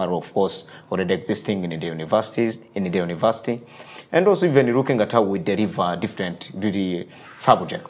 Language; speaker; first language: English; non-native, local second language; Kinyarwanda